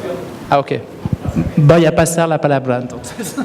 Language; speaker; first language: Spanish; non-native, fluent; French